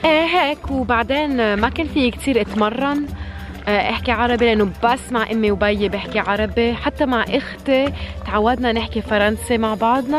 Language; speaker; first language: Arabic; early bilingual, heritage; French